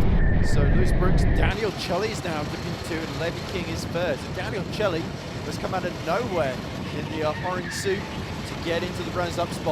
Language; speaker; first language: English; native; English